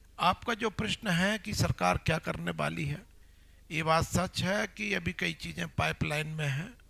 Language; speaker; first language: Hindi; native; Hindi